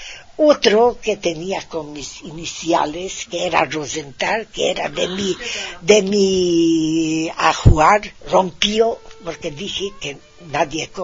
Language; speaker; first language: Spanish; non-native, fluent; Hungarian